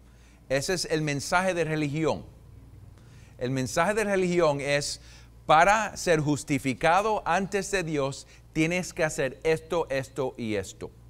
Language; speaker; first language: Spanish; non-native, fluent; English